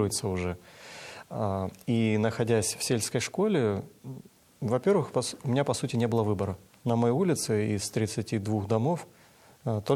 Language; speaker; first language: Russian; native; Russian